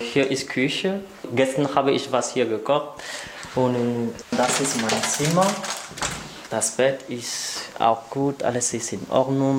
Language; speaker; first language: German; non-native, learner; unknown